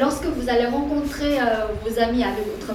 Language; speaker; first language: French; non-native, fluent; Korean